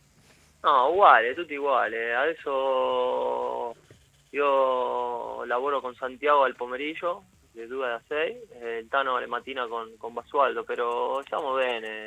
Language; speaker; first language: Italian; non-native, learner; Spanish